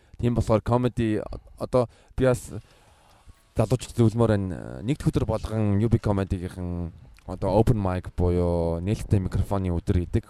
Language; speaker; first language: Mongolian; early bilingual, heritage; Mongolian